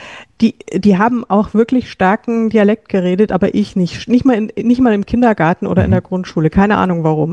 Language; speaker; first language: German; native; German